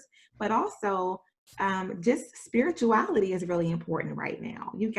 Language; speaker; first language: English; native; English